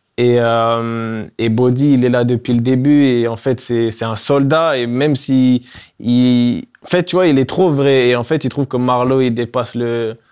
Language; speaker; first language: French; native; French